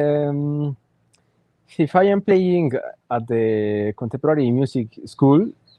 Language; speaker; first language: English; non-native, learner; Spanish